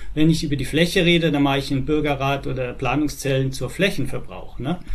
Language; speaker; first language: German; native; German